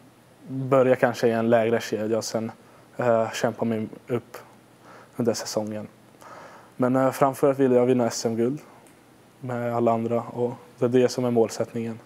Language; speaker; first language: Swedish; non-native, fluent; Hungarian